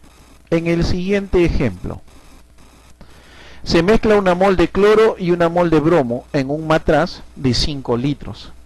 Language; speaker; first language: Spanish; native; Spanish